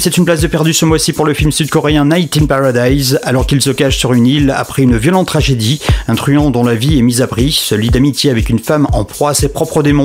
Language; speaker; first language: French; native; French